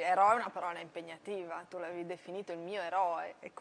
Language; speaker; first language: Italian; native; Italian